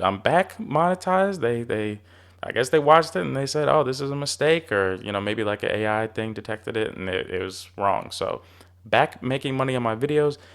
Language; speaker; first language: English; native; English